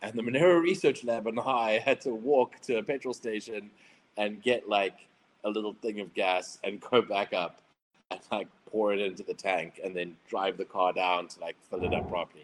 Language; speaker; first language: English; native; English